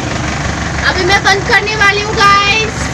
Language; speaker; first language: Hindi; non-native, local second language; Bodo